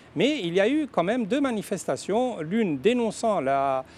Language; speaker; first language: French; non-native, local second language; Arabic